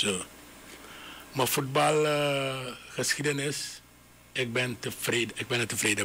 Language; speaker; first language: Dutch; non-native, local second language; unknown